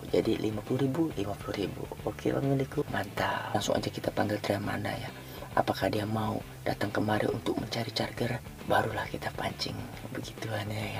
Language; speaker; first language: Indonesian; native; Indonesian